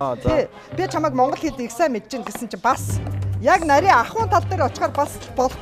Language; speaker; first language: Mongolian; native; Mongolian